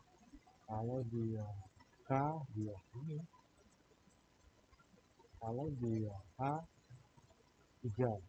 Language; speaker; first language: Indonesian; native; Indonesian